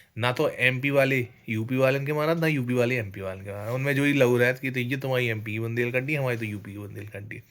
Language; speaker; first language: Hindi; native; Hindi